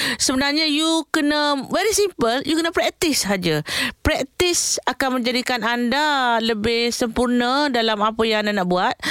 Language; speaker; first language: Malay; native; Malay